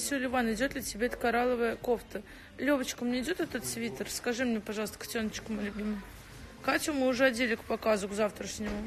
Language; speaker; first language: Russian; native; Russian